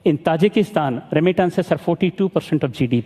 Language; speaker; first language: English; non-native, local second language; Odia